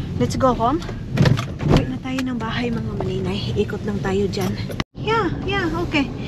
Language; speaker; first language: Filipino; non-native, local second language; Cebuano